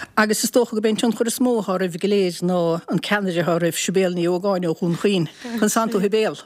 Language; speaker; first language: Irish; native; Irish